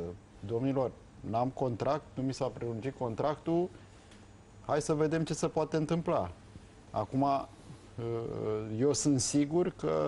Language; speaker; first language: Romanian; native; Romanian